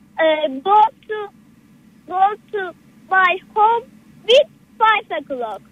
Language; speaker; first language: English; non-native, learner; Turkish